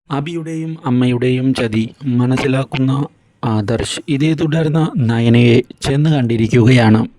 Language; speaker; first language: Malayalam; native; Malayalam